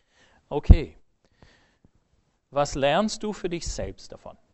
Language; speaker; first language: German; non-native, fluent; English